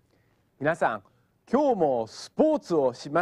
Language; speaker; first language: Japanese; non-native, fluent; English